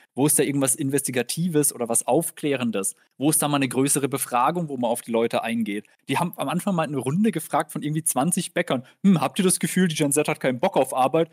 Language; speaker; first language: German; native; German